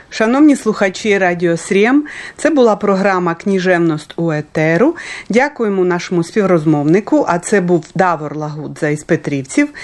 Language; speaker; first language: Ukrainian; early bilingual, heritage; Ukrainian